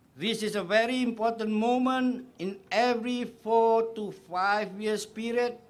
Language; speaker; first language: English; non-native, local second language; Malay